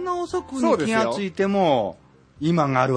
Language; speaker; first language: Japanese; native; Japanese